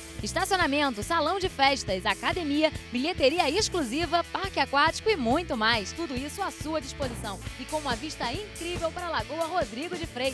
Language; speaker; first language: Portuguese; native; Portuguese